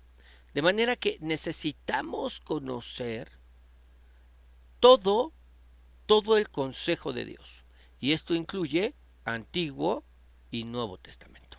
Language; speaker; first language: Spanish; native; Spanish